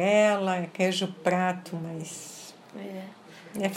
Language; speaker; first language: Portuguese; early bilingual, other home language; French